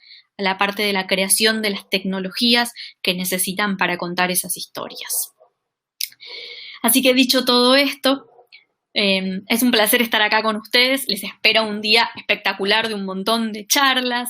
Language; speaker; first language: Spanish; native; Spanish